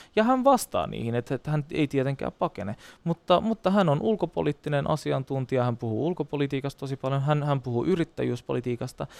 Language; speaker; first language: Finnish; non-native, fluent; Turkish